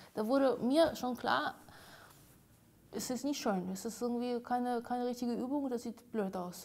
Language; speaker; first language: German; non-native, fluent; Russian